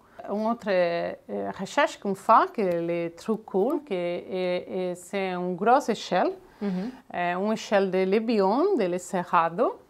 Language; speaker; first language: French; non-native, fluent; Catalan